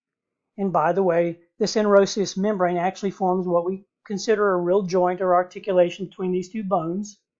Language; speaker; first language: English; native; English